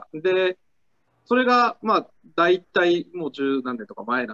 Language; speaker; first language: Japanese; native; Japanese